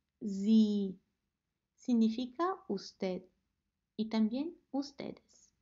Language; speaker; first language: Spanish; non-native, fluent; Italian